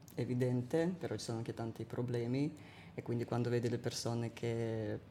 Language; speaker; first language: Italian; non-native, fluent; Russian